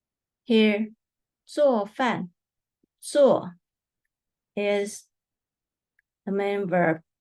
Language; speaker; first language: English; non-native, fluent; Chinese